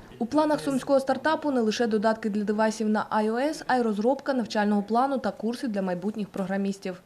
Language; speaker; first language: Ukrainian; native; Ukrainian